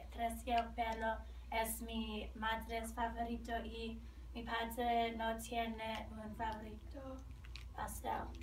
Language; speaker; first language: Spanish; non-native, learner; English